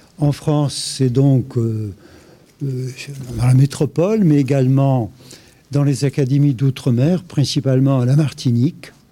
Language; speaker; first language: French; native; French